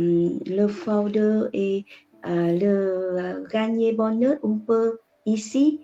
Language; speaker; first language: French; non-native, learner; Vietnamese